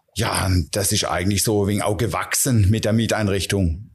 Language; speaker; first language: German; non-native, local second language; Dutch